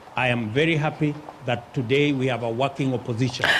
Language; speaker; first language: English; non-native, local second language; Kalenjin